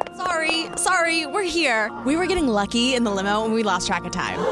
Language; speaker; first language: English; native; English